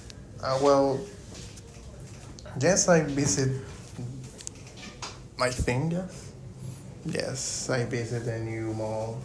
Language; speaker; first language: English; non-native, learner; Spanish